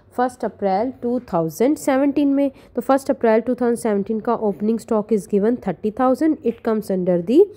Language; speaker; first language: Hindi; non-native, local second language; Punjabi